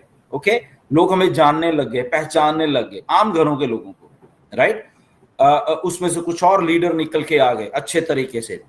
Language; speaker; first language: Hindi; native; Hindi